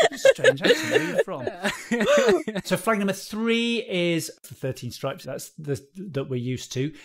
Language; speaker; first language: English; native; English